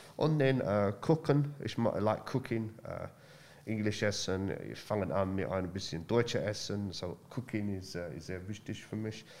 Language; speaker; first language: German; non-native, learner; English